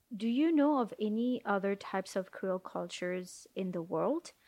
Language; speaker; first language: English; non-native, fluent; Morisyen